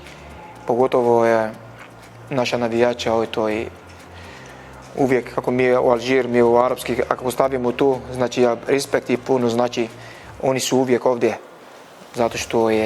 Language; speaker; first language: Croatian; non-native, learner; Arabic